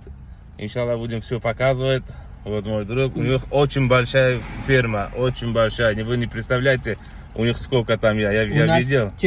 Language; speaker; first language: Russian; non-native, learner; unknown